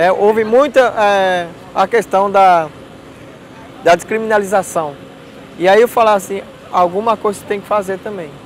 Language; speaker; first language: Portuguese; non-native, local second language; Guarani